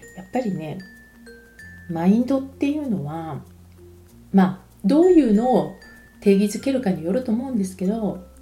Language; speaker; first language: Japanese; native; Japanese